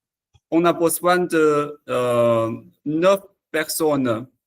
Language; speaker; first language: French; non-native, learner; Chinese